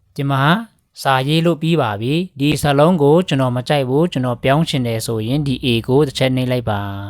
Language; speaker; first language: Burmese; non-native, local second language; Pa'o Karen